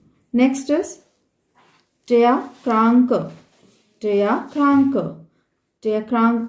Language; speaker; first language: German; non-native, fluent; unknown